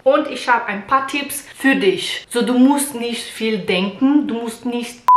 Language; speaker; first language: German; non-native, learner; Portuguese